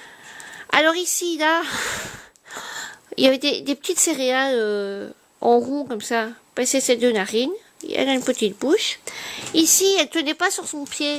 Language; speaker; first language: French; native; French